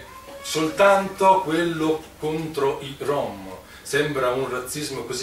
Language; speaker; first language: Italian; native; Italian